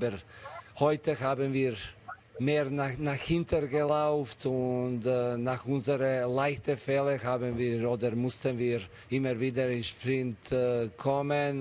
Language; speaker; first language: German; non-native, fluent; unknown